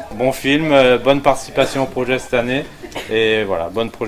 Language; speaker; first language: French; native; French